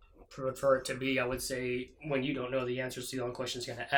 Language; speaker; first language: English; native; English